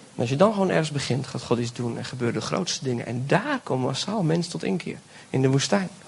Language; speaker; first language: Dutch; native; Dutch